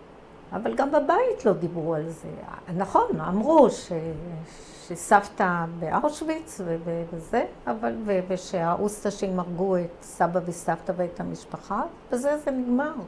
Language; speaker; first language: Hebrew; early bilingual, other home language; Croatian